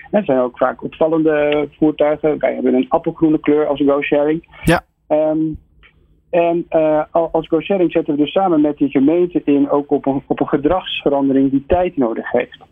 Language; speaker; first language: Dutch; native; Dutch